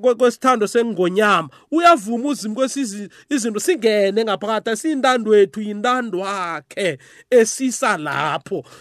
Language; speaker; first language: Zulu; non-native, local second language; South Ndebele